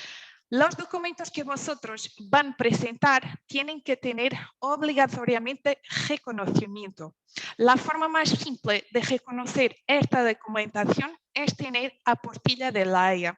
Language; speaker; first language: Spanish; non-native, fluent; Portuguese